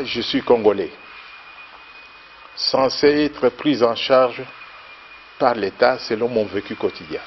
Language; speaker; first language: French; non-native, local second language; Luba-Lulua